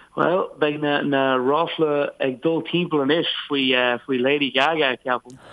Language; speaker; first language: Irish; non-native, local second language; English